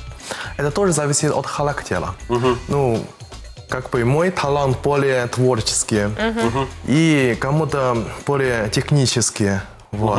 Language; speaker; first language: Russian; non-native, learner; Chinese